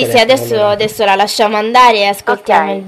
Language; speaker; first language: Italian; native; Italian